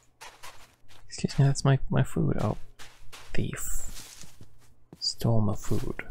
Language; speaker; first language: English; native; English